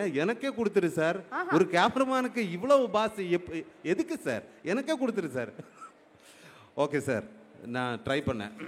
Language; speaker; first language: Tamil; non-native, local second language; Malayalam